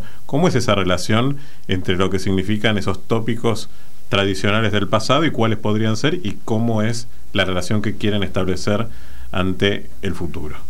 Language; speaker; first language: Spanish; native; Spanish